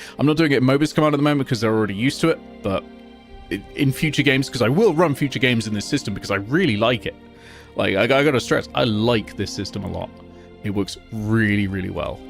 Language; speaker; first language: English; native; English